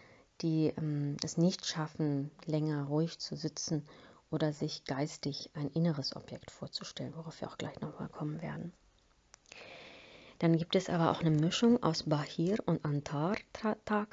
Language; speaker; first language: German; native; German